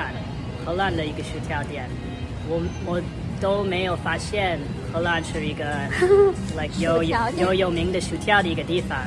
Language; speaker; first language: Chinese; non-native, fluent; English